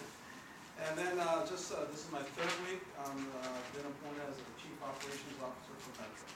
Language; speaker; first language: English; native; English